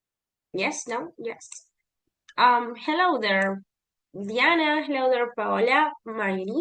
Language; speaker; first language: English; non-native, fluent; Spanish